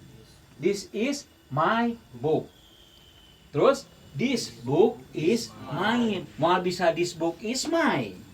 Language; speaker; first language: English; non-native, learner; Sundanese